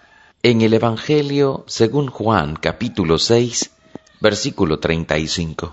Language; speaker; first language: Spanish; native; Spanish